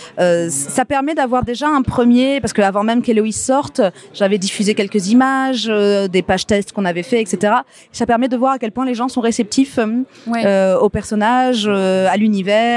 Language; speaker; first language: French; native; French